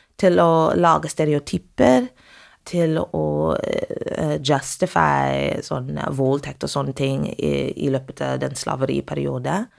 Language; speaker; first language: Norwegian; non-native, fluent; English